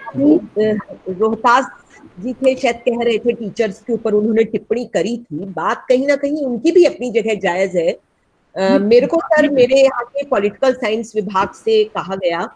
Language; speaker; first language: Hindi; native; Hindi